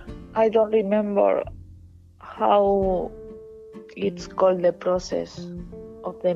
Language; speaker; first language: English; non-native, learner; Spanish